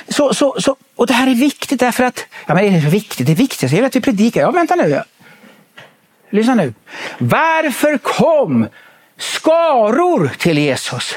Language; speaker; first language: Swedish; native; Swedish